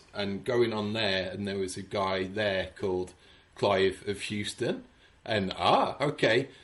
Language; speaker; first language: English; native; English